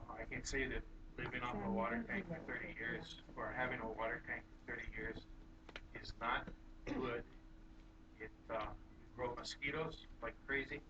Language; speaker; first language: English; native; English